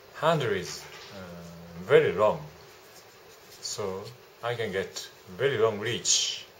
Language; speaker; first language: English; non-native, learner; Japanese